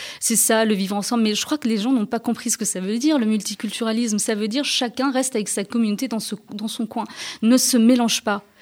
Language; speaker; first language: French; early bilingual, other home language; Turkish